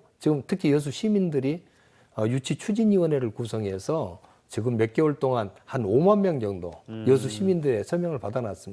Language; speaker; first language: Korean; native; Korean